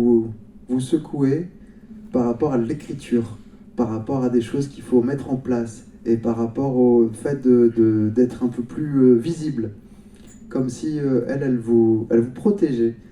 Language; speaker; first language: French; native; French